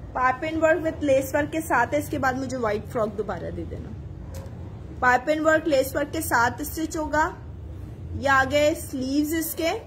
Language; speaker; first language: Urdu; native; Urdu